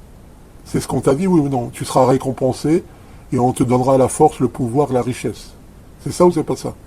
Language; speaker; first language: French; native; French